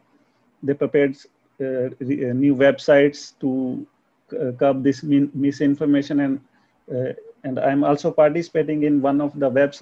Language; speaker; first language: English; non-native, local second language; Punjabi